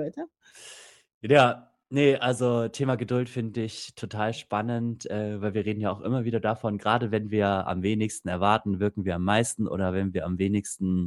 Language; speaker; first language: German; native; German